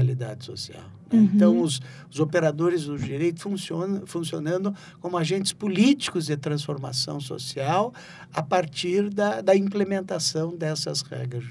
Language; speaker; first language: Portuguese; native; Portuguese